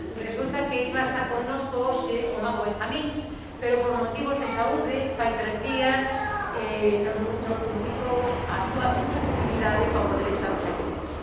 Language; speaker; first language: Galician; non-native, local second language; Spanish